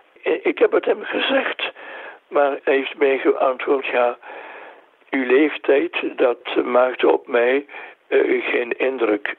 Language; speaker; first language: Dutch; non-native, local second language; French